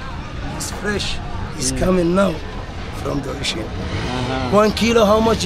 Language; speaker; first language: English; non-native, learner; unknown